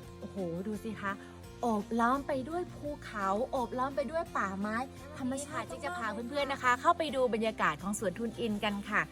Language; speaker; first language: Thai; native; Thai